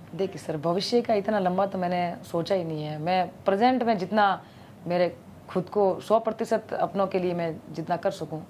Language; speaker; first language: Hindi; native; Hindi